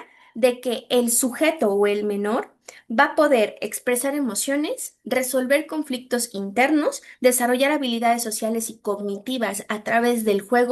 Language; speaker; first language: Spanish; native; Spanish